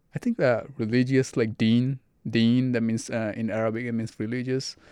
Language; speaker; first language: English; non-native, fluent; Arabic